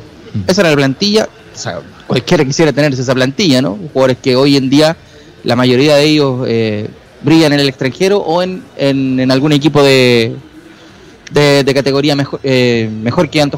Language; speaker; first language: Spanish; native; Spanish